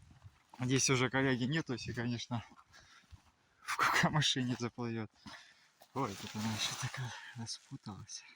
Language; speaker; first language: Russian; native; Russian